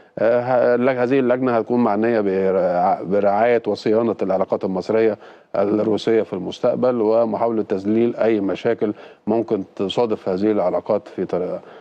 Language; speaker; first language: Arabic; native; Arabic